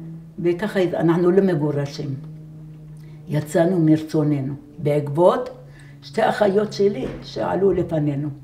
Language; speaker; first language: Hebrew; non-native, fluent; Arabic